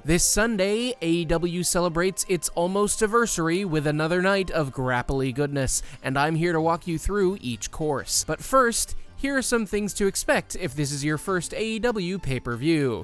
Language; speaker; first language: English; native; English